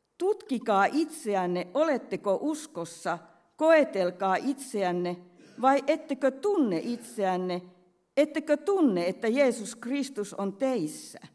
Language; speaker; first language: Finnish; native; Finnish